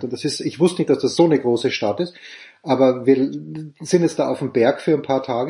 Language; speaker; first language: German; native; German